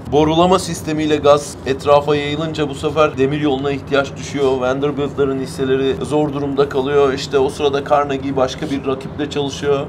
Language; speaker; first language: Turkish; native; Turkish